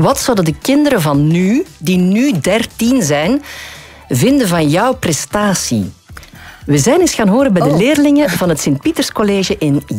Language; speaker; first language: Dutch; native; Dutch